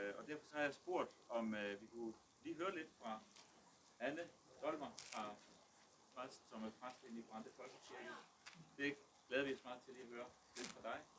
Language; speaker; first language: Danish; early bilingual, other home language; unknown